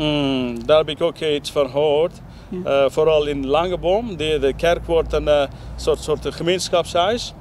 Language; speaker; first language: Dutch; non-native, learner; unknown